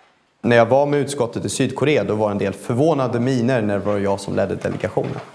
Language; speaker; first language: Swedish; native; Swedish